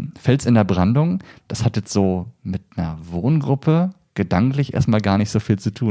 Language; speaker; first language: German; native; German